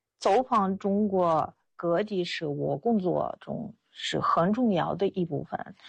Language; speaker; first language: Chinese; non-native, fluent; Russian